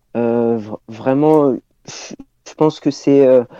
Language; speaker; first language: French; native; French